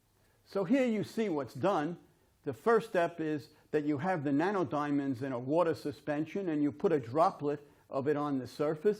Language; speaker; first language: English; native; English